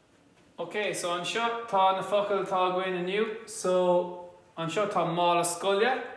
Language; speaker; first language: Irish; non-native, local second language; English